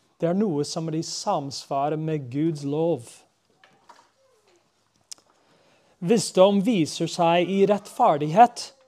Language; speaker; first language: Norwegian; non-native, fluent; English